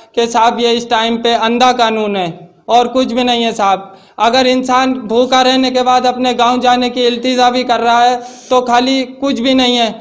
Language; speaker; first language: Hindi; native; Hindi